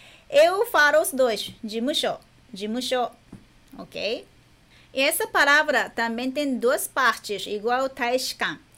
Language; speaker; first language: Portuguese; non-native, fluent; Japanese